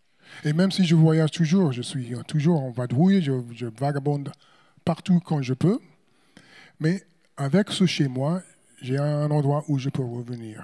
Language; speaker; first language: French; non-native, fluent; English